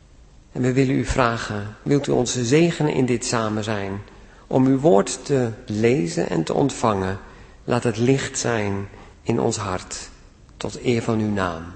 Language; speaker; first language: Dutch; native; Dutch